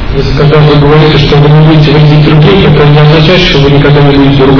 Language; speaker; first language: Russian; native; Russian